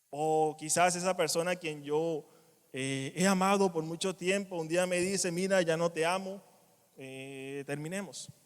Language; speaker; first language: Spanish; native; Spanish